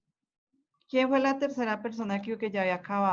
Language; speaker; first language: Spanish; native; Spanish